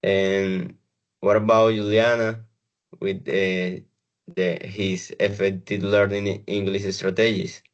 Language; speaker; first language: English; non-native, learner; Spanish